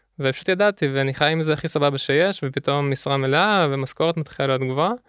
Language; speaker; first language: Hebrew; early bilingual, other home language; Russian